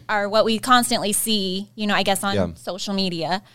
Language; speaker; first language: English; native; English